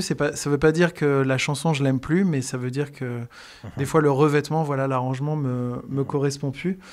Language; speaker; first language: French; native; French